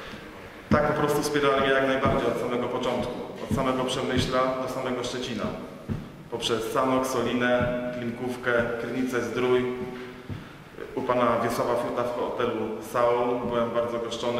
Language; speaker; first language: Polish; native; Polish